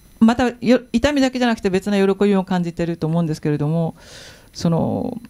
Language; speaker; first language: Japanese; native; Japanese